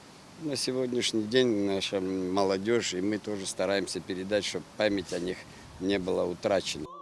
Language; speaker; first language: Russian; non-native, local second language; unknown